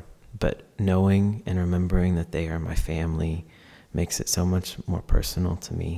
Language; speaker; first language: English; native; English